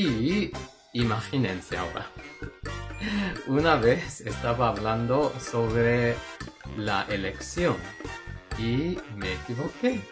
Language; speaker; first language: Spanish; non-native, fluent; Japanese